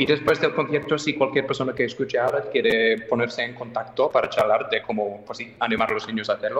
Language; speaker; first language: Spanish; non-native, fluent; English